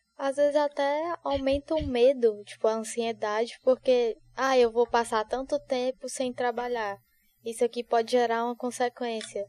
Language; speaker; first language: Portuguese; native; Portuguese